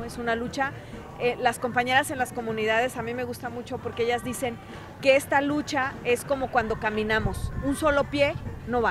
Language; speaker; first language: Spanish; native; Spanish